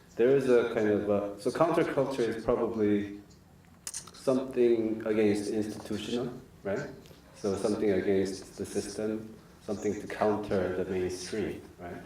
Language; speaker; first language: English; non-native, learner; Korean